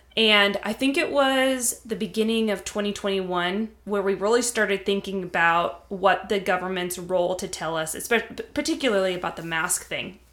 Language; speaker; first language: English; native; English